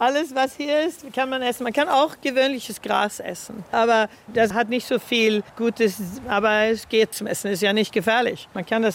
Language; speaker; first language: German; early bilingual, heritage; German